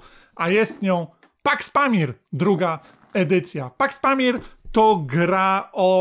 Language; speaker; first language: Polish; native; Polish